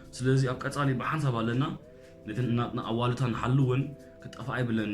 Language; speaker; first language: Tigrinya; native; Tigrinya